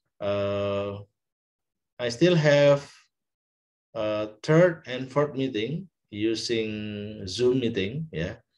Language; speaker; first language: English; non-native, fluent; Indonesian